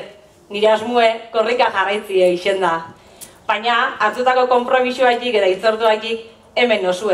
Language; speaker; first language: Basque; native; Basque